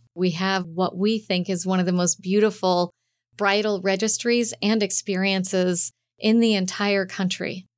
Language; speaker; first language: English; native; English